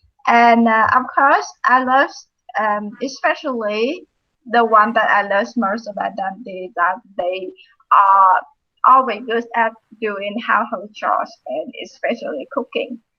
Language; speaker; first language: English; non-native, fluent; Vietnamese